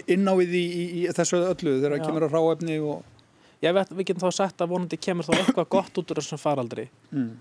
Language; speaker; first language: Icelandic; native; Icelandic